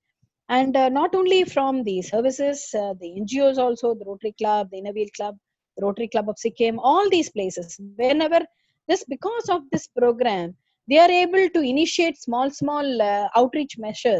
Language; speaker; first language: English; non-native, local second language; Tamil